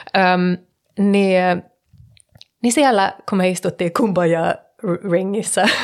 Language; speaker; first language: Finnish; early bilingual, heritage; Finnish